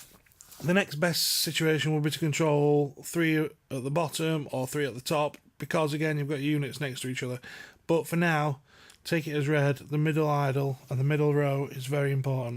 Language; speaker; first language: English; native; English